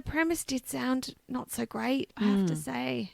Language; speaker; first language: English; native; English